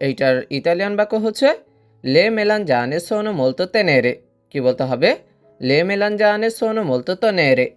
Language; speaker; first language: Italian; non-native, fluent; Bangla